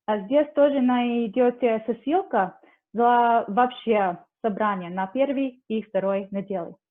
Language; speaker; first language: Russian; non-native, learner; English